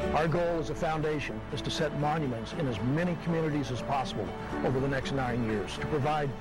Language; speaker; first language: English; native; English